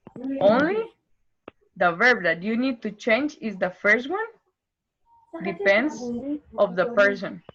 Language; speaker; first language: English; non-native, learner; Spanish